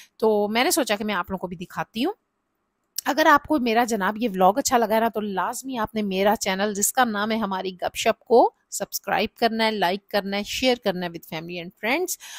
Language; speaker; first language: Urdu; native; Urdu